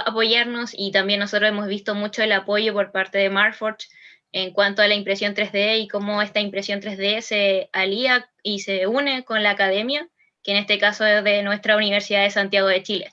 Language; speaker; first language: Spanish; native; Spanish